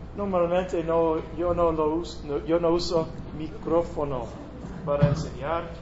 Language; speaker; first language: Spanish; non-native, learner; English